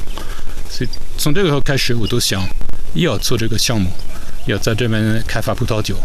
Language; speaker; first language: Chinese; non-native, fluent; French